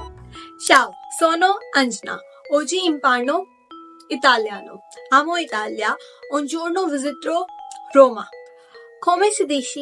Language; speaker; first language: Italian; non-native, learner; Hindi